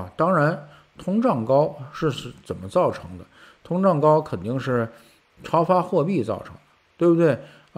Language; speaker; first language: Chinese; native; Chinese